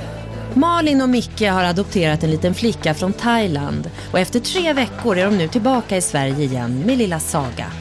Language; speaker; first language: Swedish; native; Swedish